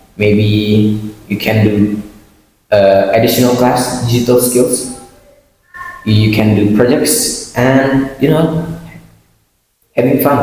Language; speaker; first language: English; non-native, learner; Indonesian